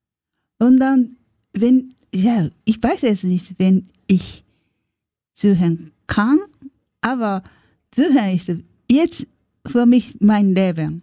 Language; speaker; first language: German; non-native, learner; Japanese